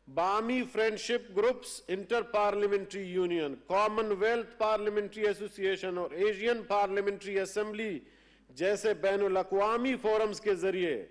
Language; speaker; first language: Urdu; non-native, local second language; Baluchi